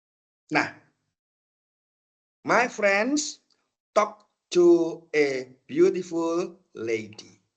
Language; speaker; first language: English; non-native, fluent; Indonesian